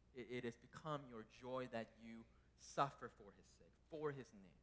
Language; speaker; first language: English; native; English